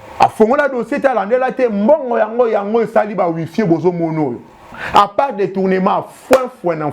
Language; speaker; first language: Lingala; native; Lingala